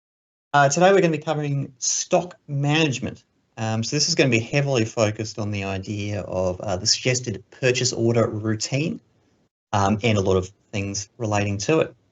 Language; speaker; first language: English; native; English